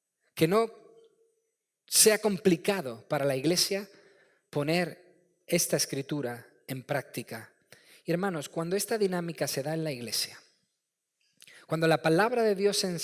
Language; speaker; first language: Spanish; native; Spanish